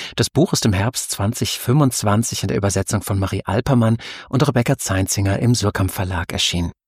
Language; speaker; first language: German; native; German